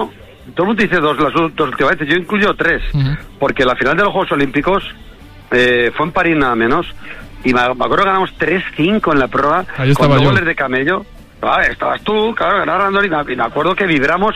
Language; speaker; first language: Spanish; native; Spanish